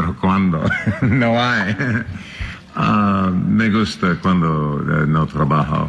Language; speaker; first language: Spanish; non-native, learner; English